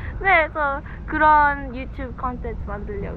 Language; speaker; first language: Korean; non-native, fluent; Filipino